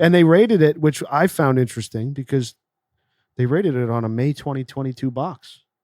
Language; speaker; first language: English; native; English